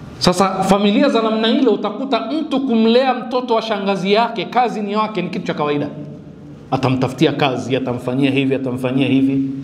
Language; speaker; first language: Swahili; native; Swahili